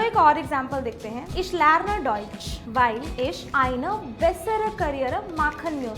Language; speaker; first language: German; non-native, fluent; Hindi